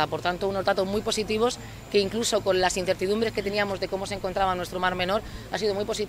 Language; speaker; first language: Spanish; native; Spanish